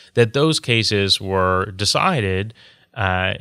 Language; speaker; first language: English; native; English